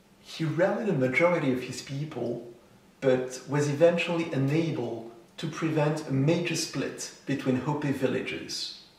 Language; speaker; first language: English; non-native, fluent; French